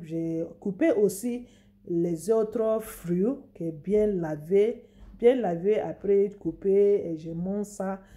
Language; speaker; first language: French; non-native, fluent; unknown